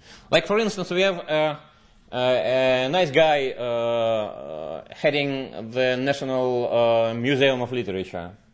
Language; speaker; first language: English; non-native, fluent; Russian